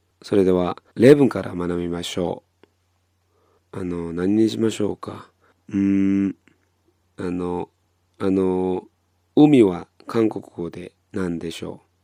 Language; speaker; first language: Japanese; non-native, fluent; Korean